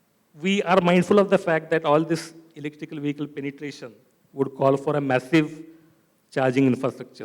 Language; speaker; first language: English; non-native, local second language; Marathi